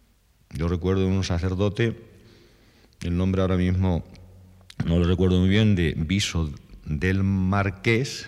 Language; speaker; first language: Spanish; native; Spanish